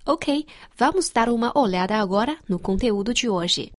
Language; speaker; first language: Portuguese; non-native, fluent; Chinese